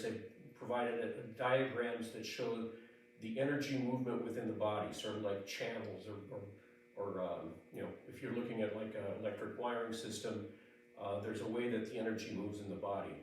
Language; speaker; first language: English; native; English